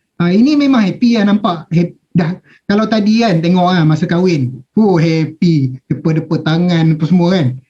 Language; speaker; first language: Malay; native; Malay